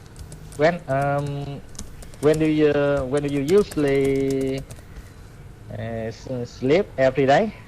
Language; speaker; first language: English; non-native, learner; Vietnamese